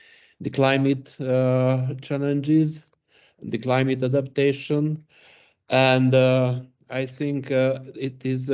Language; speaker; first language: English; non-native, learner; Hungarian